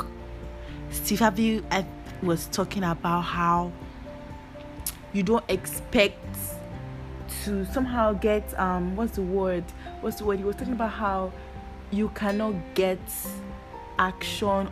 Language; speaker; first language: English; non-native, local second language; Yoruba